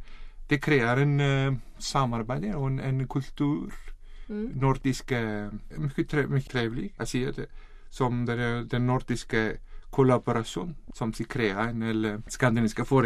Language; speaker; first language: Swedish; non-native, learner; Icelandic